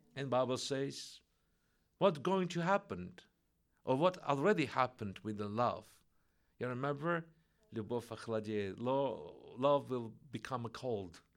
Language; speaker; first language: English; non-native, fluent; Russian